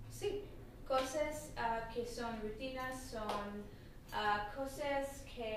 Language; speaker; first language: Spanish; non-native, learner; English